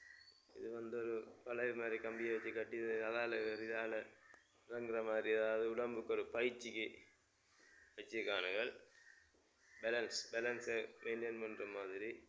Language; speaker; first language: Tamil; native; Tamil